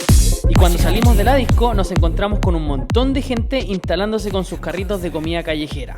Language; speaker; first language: Spanish; native; Spanish